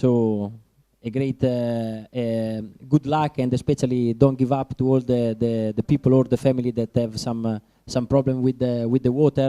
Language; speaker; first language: English; non-native, learner; Italian